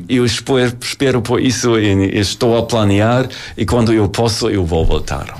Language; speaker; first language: Portuguese; non-native, learner; German